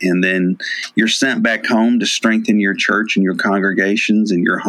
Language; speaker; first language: English; native; English